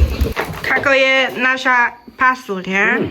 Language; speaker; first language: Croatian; non-native, learner; Chinese